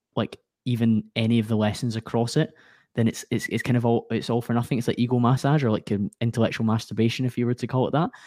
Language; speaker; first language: English; native; English